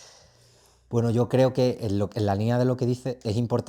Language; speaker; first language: Spanish; native; Spanish